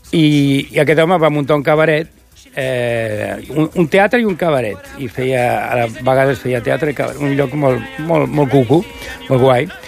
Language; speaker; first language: Catalan; non-native, local second language; Spanish